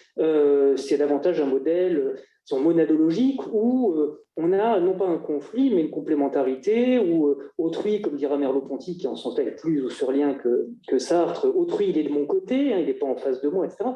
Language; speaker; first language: French; native; French